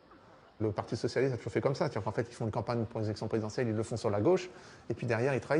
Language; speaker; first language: French; native; French